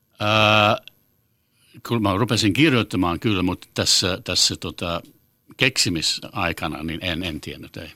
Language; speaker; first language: Finnish; non-native, fluent; English